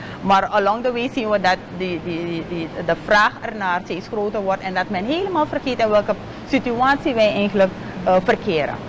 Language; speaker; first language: Dutch; native; Dutch